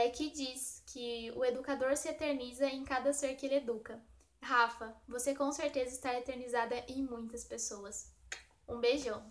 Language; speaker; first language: Portuguese; native; Portuguese